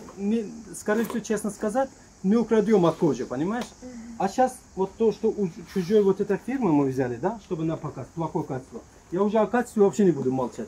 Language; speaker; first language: Russian; non-native, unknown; Turkish